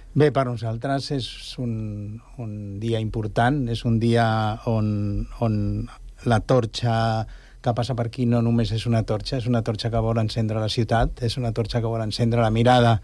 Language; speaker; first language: Catalan; native; Catalan